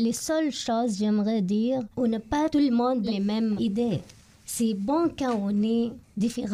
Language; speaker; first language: French; non-native, learner; Arabic